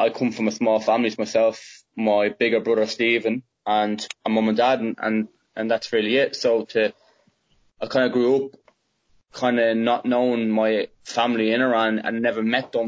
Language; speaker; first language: English; native; English